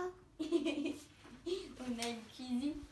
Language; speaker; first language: French; early bilingual, other home language; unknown